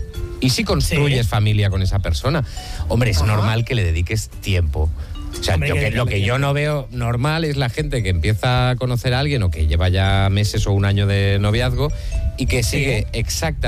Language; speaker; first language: Spanish; native; Spanish